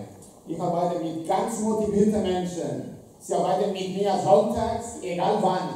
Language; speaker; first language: German; non-native, fluent; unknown